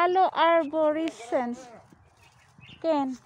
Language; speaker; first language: Hebrew; non-native, learner; Filipino